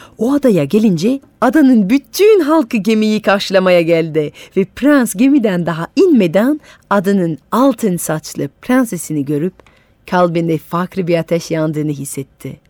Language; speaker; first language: Turkish; non-native, fluent; French